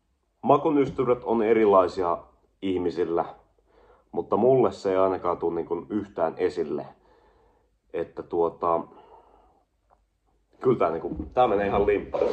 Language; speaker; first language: Finnish; native; Finnish